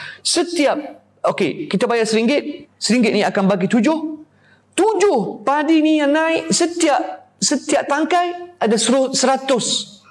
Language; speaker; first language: Malay; native; Malay